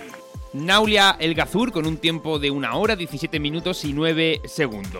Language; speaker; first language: Spanish; native; Spanish